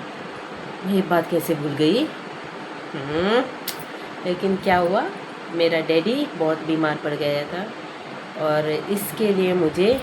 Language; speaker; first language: Hindi; non-native, local second language; Konkani